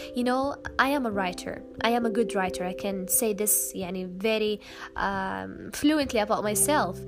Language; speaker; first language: English; non-native, fluent; Arabic